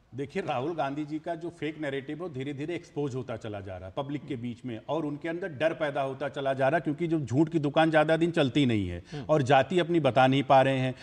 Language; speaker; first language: Hindi; native; Hindi